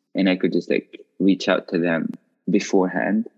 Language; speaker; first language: English; non-native, fluent; Arabic